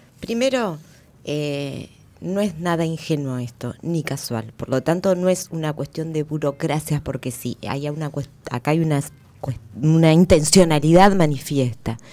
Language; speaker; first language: Spanish; native; Spanish